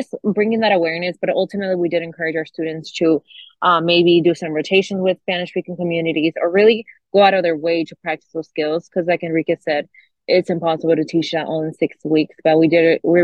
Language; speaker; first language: English; non-native, fluent; Spanish